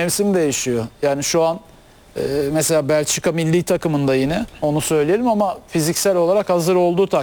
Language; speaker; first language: Turkish; native; Turkish